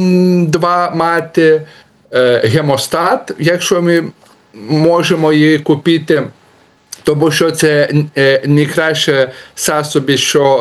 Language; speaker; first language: Ukrainian; non-native, learner; Lithuanian